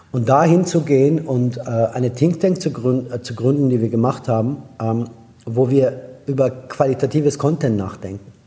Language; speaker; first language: German; non-native, fluent; Persian